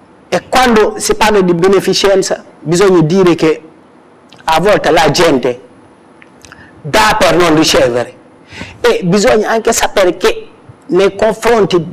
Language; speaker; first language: Italian; non-native, fluent; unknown